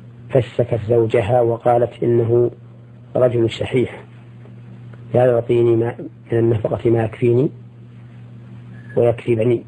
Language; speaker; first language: Arabic; native; Arabic